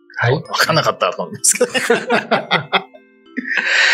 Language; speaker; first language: Japanese; native; Japanese